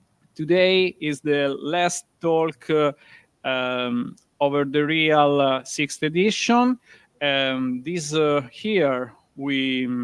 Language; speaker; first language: English; non-native, learner; Italian